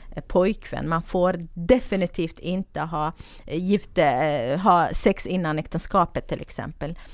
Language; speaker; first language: Swedish; non-native, fluent; Kurdish